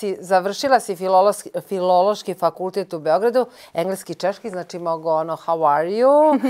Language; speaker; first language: Bosnian; native; Bosnian